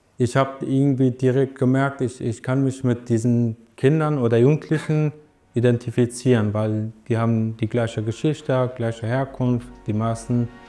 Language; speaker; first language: German; non-native, fluent; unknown